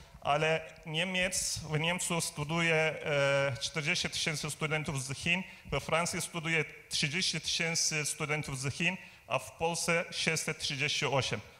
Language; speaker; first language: Polish; non-native, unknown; Turkish